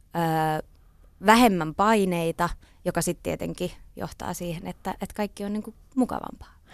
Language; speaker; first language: Finnish; non-native, local second language; Swedish